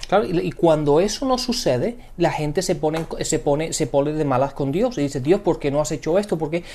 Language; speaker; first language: Spanish; early bilingual, heritage; Spanish